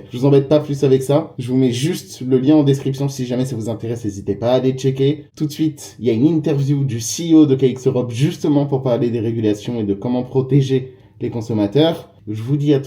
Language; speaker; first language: French; native; French